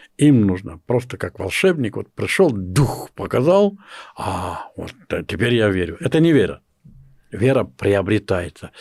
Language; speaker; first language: Russian; non-native, local second language; Kyrgyz